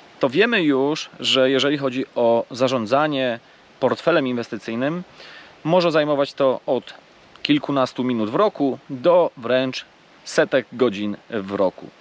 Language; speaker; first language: Polish; native; Polish